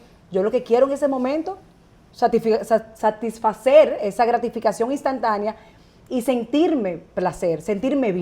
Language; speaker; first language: Spanish; native; Spanish